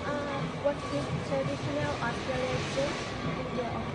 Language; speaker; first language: English; non-native, learner; Thai